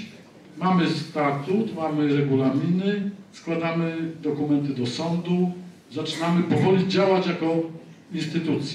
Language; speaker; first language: Polish; native; Polish